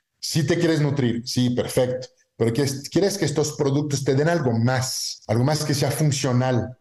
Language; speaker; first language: Spanish; non-native, fluent; French